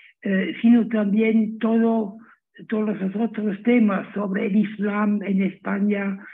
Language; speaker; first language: Spanish; non-native, fluent; German